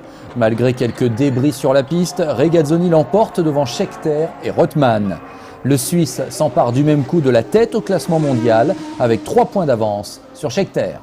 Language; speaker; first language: French; native; French